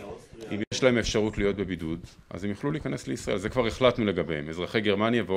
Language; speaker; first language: Hebrew; native; Hebrew